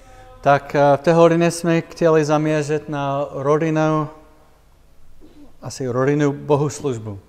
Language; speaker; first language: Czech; non-native, fluent; English